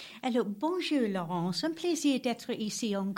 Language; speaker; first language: French; non-native, learner; English